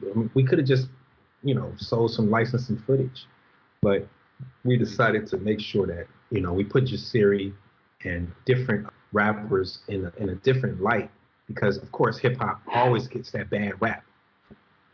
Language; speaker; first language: English; native; English